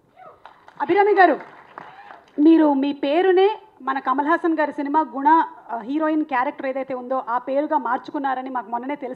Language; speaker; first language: Telugu; native; Telugu